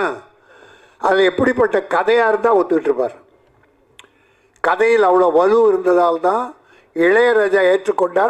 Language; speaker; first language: Tamil; native; Tamil